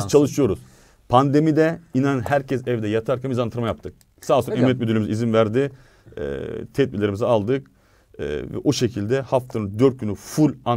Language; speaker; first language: Turkish; native; Turkish